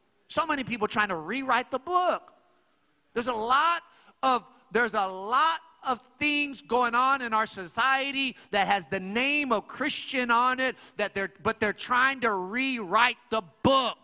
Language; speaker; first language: English; native; English